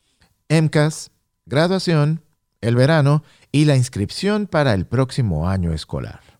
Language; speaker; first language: Spanish; native; Spanish